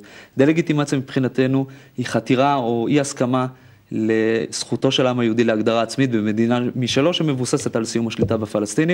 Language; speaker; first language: Hebrew; native; Hebrew